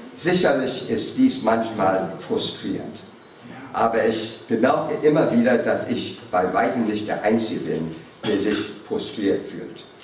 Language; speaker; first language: German; non-native, fluent; English